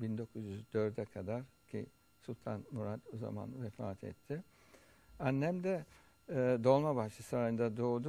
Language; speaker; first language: Turkish; early bilingual, heritage; Turkish